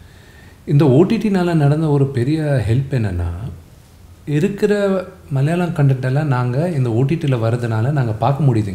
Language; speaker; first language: Tamil; non-native, local second language; Telugu